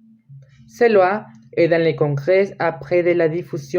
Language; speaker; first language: French; non-native, learner; Spanish